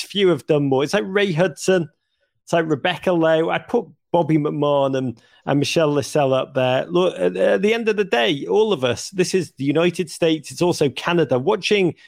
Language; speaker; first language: English; native; English